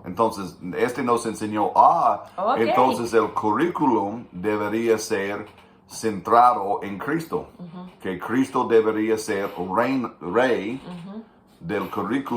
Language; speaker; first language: Spanish; non-native, fluent; English